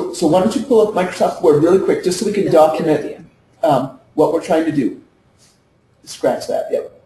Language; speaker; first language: English; native; English